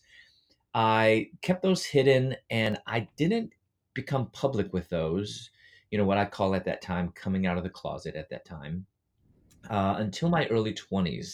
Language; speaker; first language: English; native; English